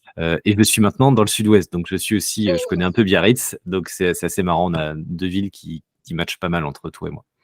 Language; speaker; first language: French; native; French